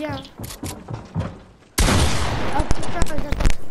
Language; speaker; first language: French; native; French